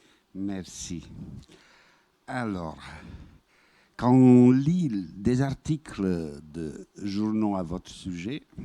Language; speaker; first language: French; non-native, fluent; Bosnian